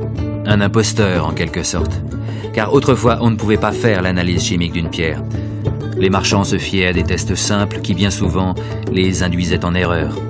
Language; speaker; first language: French; native; French